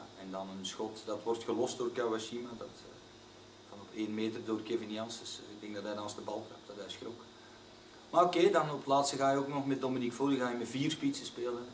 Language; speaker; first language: Dutch; native; Dutch